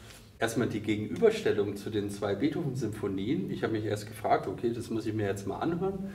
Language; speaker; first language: German; native; German